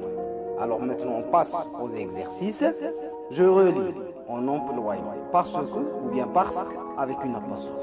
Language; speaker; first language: French; non-native, local second language; Arabic